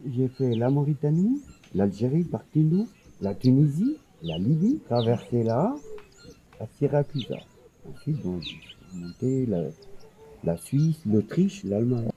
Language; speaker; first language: French; non-native, local second language; Wolof